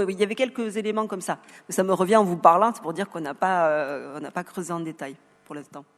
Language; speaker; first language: French; native; French